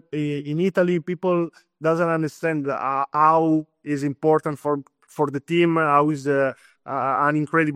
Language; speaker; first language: English; non-native, fluent; Italian